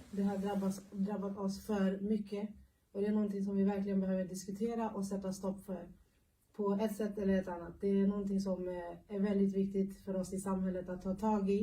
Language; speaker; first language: Swedish; early bilingual, other home language; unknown